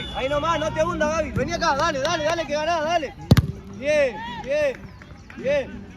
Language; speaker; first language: Spanish; native; Spanish